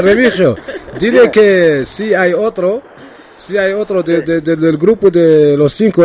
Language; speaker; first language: Spanish; non-native, learner; Arabic